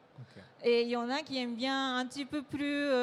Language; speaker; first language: French; non-native, fluent; Japanese